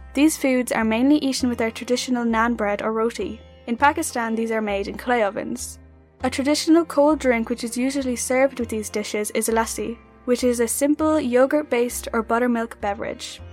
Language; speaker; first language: English; native; English